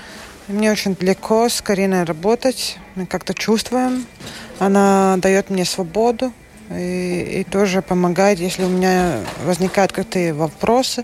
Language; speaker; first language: Russian; non-native, local second language; Latvian